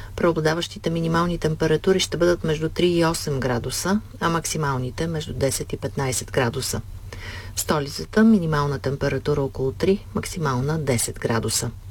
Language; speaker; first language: Bulgarian; native; Bulgarian